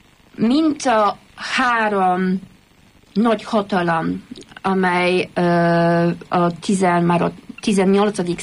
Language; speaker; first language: Hungarian; non-native, fluent; Polish